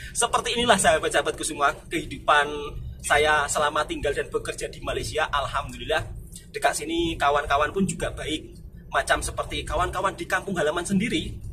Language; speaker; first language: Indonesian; native; Indonesian